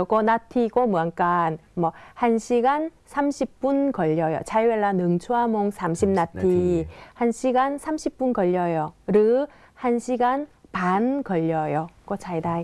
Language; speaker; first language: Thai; non-native, fluent; Korean